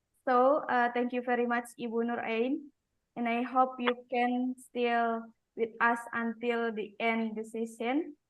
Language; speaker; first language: English; non-native, learner; Indonesian